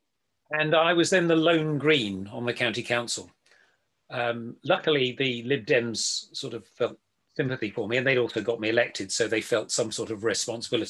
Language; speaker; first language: English; native; English